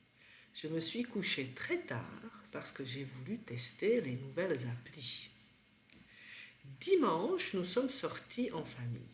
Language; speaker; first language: French; non-native, fluent; Czech